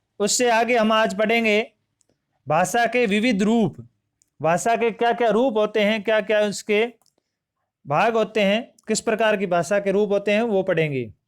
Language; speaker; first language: Hindi; native; Hindi